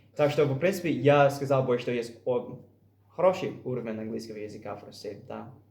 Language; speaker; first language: Russian; non-native, fluent; English